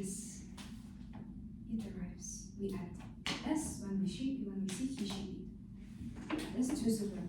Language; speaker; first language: English; non-native, fluent; Kazakh